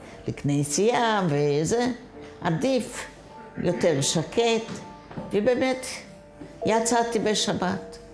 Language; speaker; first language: Hebrew; non-native, fluent; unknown